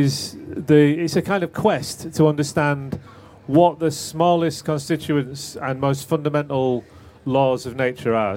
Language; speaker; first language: English; native; English